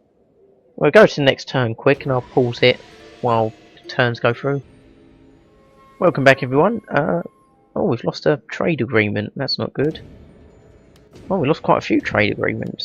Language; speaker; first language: English; native; English